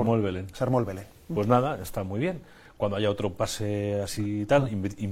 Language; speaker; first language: Spanish; native; Spanish